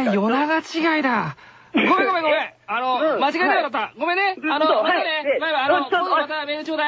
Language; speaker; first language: Japanese; native; Japanese